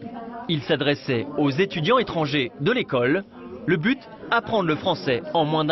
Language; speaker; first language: French; native; French